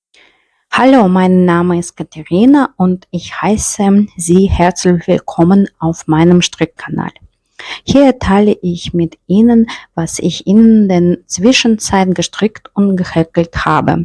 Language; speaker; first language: German; non-native, fluent; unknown